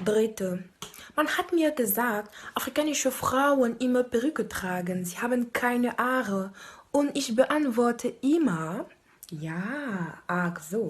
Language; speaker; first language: German; non-native, fluent; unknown